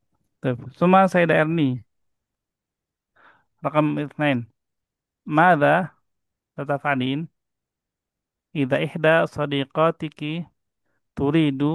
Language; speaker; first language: Arabic; non-native, fluent; Indonesian